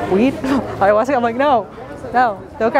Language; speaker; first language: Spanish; non-native, learner; English